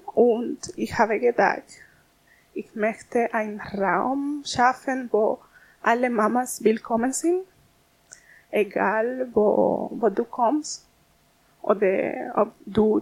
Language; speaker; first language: German; non-native, learner; Spanish